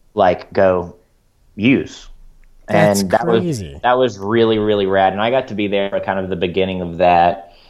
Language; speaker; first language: English; native; English